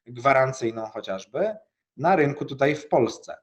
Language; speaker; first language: Polish; native; Polish